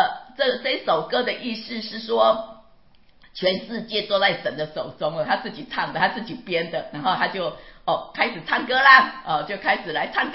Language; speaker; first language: Chinese; native; Chinese